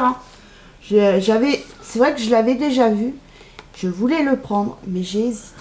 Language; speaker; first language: French; native; French